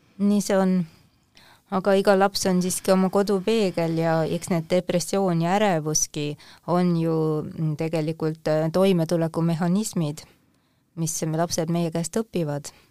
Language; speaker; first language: Estonian; native; Estonian